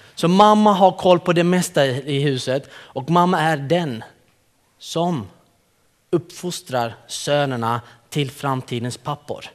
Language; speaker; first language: Swedish; early bilingual, other home language; Central Kurdish